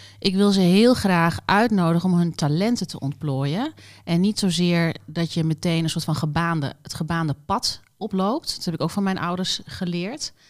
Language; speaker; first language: Dutch; native; Dutch